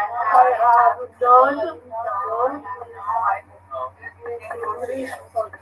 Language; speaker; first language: English; non-native, learner; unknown